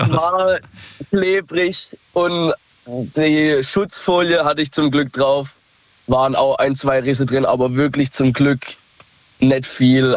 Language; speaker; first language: German; native; German